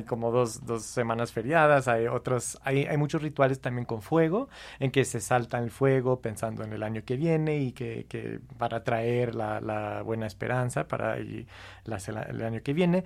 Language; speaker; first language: Spanish; non-native, fluent; English